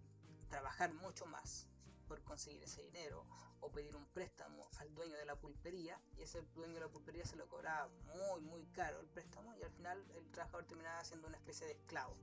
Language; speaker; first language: Spanish; native; Spanish